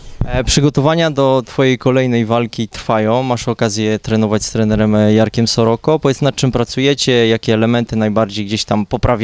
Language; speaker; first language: Polish; native; Polish